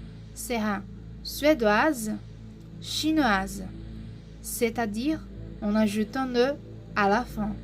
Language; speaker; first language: French; non-native, fluent; Portuguese